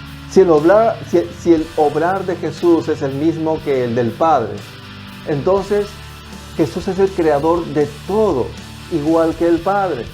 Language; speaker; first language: Spanish; native; Spanish